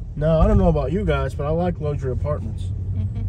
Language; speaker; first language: English; native; English